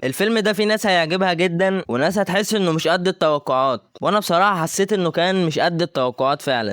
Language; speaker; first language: Arabic; native; Arabic